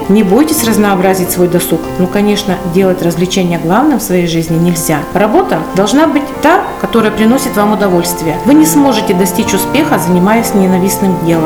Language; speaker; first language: Russian; native; Russian